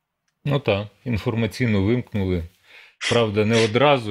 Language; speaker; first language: Ukrainian; native; Ukrainian